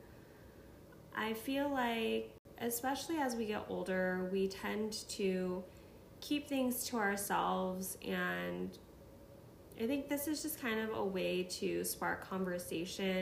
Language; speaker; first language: English; native; English